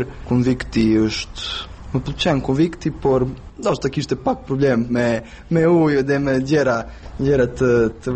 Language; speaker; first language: Albanian; non-native, learner; Serbian